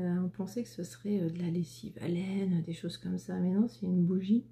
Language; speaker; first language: French; native; French